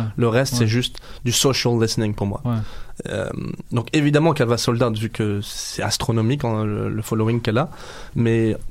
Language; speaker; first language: French; non-native, local second language; Arabic